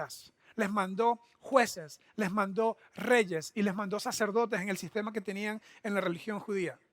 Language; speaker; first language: Spanish; native; Spanish